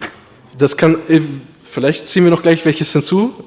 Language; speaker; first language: German; native; German